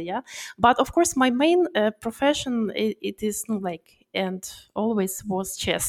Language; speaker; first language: English; non-native, learner; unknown